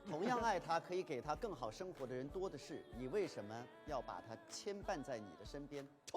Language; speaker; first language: Chinese; native; Chinese